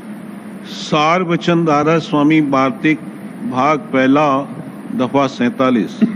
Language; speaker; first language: Hindi; native; Hindi